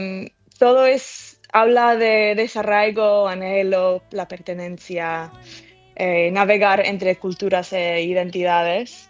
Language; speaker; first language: Spanish; early bilingual, heritage; English